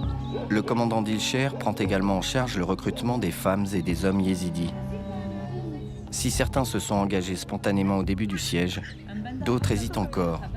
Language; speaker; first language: French; native; French